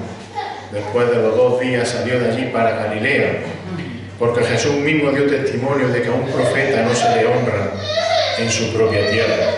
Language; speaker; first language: Spanish; native; Spanish